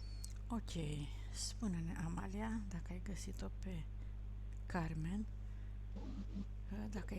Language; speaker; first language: Romanian; native; Romanian